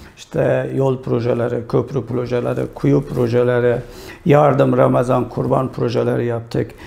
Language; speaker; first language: Turkish; non-native, fluent; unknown